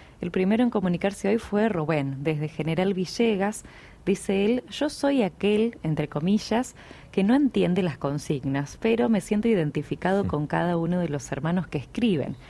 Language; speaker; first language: Spanish; native; Spanish